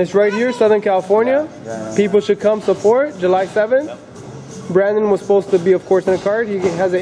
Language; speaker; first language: English; native; English